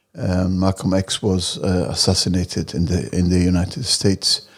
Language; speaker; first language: English; non-native, fluent; Arabic